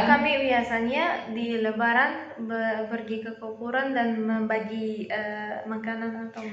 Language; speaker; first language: Indonesian; non-native, fluent; Arabic